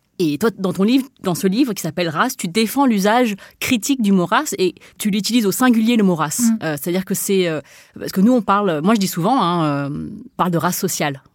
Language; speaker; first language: French; native; French